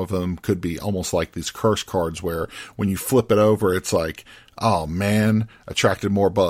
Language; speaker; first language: English; native; English